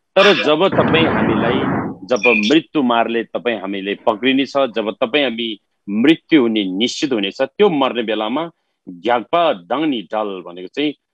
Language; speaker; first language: Nepali; non-native, local second language; Eastern Tamang